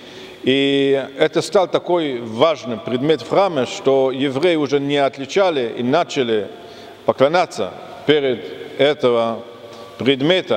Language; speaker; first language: Russian; non-native, fluent; German